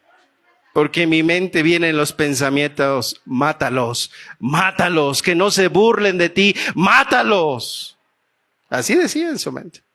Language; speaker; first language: Spanish; native; Spanish